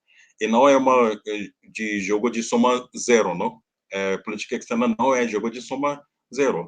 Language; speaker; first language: Portuguese; non-native, learner; Hindi